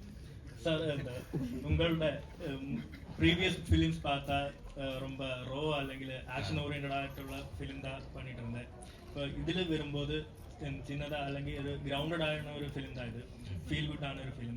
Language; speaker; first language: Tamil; non-native, learner; Malayalam